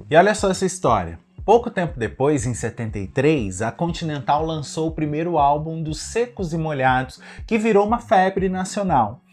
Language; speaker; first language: Portuguese; native; Portuguese